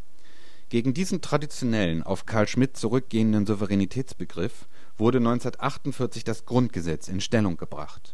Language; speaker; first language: German; native; German